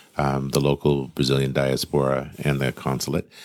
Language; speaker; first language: English; native; English